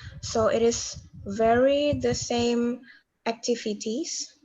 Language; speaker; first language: English; non-native, learner; Indonesian